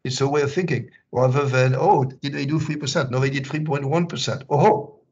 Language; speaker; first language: English; non-native, fluent; French